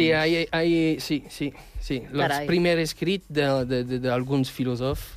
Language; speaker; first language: Catalan; non-native, fluent; French